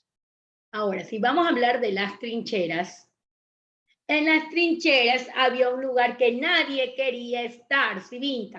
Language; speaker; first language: Spanish; native; Spanish